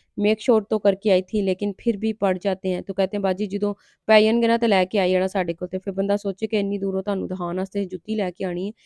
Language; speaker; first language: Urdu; non-native, local second language; Punjabi